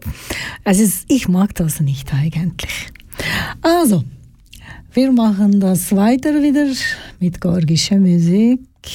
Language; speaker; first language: German; non-native, learner; Georgian